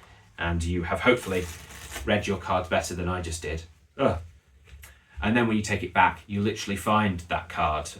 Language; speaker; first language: English; native; English